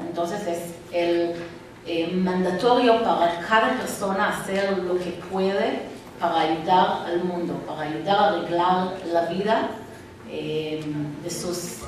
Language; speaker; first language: Spanish; non-native, fluent; Hebrew